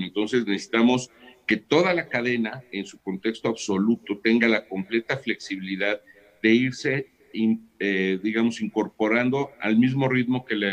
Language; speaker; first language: Spanish; native; Spanish